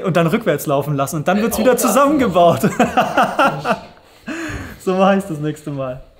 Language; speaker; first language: German; native; German